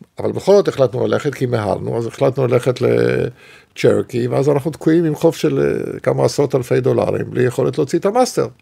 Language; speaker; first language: Hebrew; native; Hebrew